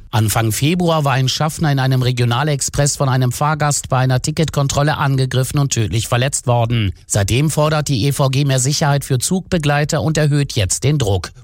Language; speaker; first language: German; native; German